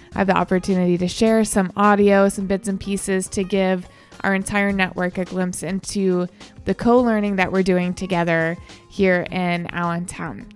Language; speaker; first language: English; native; English